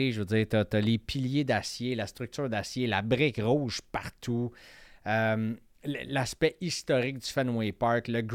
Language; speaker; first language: French; native; French